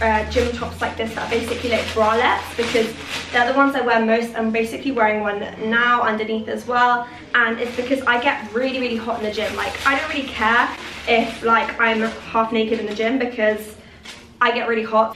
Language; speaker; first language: English; early bilingual, other home language; Persian